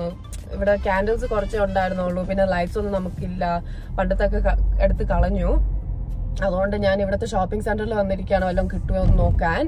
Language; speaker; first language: Malayalam; early bilingual, heritage; Malayalam